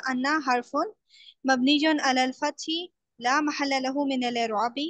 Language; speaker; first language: Arabic; non-native, learner; Urdu